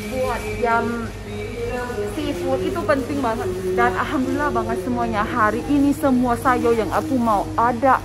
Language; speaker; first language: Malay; non-native, fluent; Thai